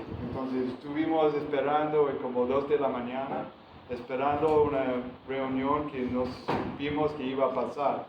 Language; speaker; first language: Spanish; non-native, fluent; English